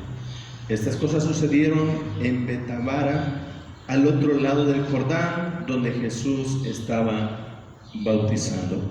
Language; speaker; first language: Spanish; native; Spanish